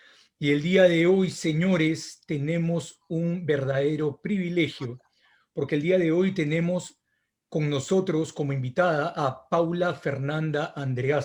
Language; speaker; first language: Spanish; native; Spanish